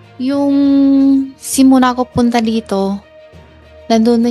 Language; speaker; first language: Filipino; non-native, learner; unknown